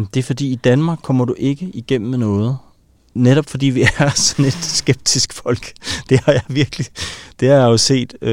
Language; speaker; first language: Danish; native; Danish